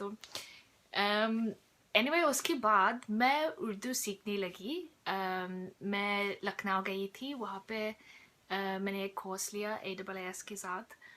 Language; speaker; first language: Hindi; non-native, fluent; English